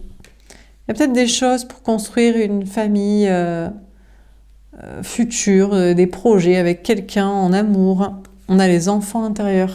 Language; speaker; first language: French; native; French